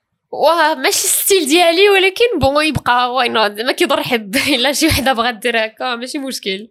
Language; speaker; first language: Arabic; native; Arabic